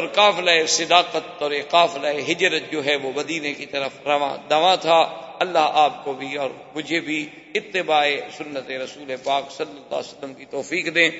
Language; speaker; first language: Urdu; native; Urdu